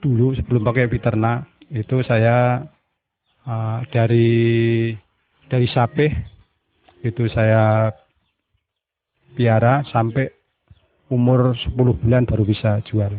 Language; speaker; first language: Indonesian; non-native, local second language; Javanese